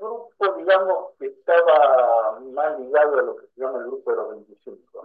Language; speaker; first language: Spanish; native; Spanish